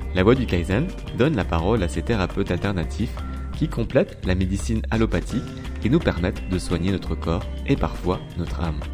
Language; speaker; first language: French; native; French